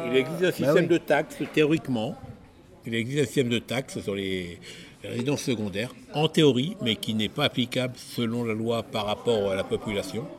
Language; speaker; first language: French; native; French